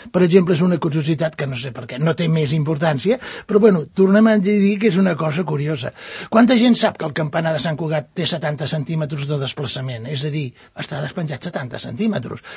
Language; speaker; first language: Catalan; non-native, local second language; Spanish